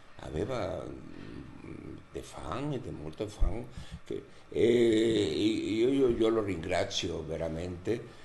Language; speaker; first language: Italian; non-native, learner; Spanish